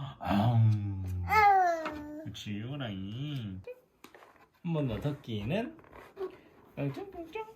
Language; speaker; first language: Korean; native; Korean